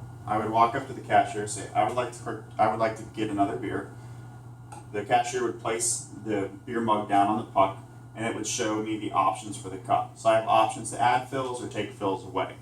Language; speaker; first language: English; native; English